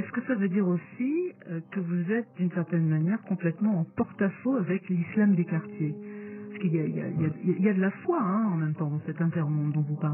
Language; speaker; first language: French; native; French